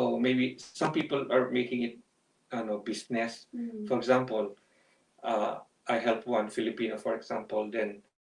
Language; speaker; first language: English; non-native, local second language; Filipino